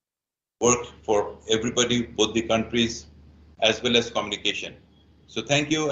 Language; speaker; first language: English; non-native, fluent; Bangla